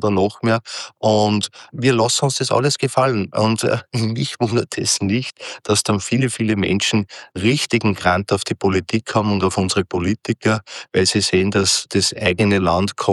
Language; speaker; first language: German; native; German